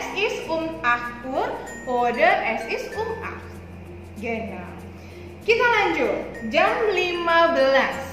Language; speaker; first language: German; non-native, learner; Indonesian